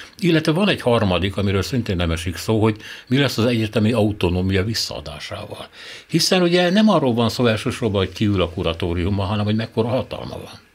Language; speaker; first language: Hungarian; native; Hungarian